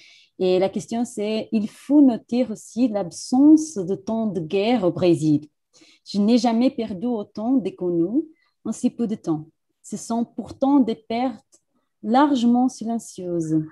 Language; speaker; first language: French; non-native, fluent; Portuguese